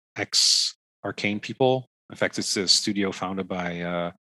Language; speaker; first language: English; non-native, fluent; Dutch